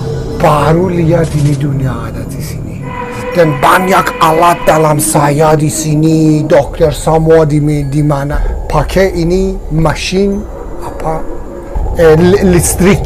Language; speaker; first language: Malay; non-native, learner; Persian